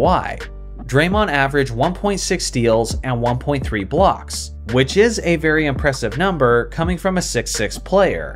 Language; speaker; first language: English; native; English